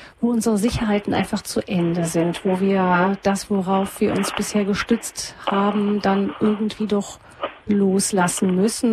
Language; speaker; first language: German; native; German